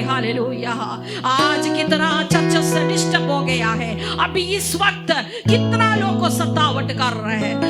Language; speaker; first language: Hindi; non-native, local second language; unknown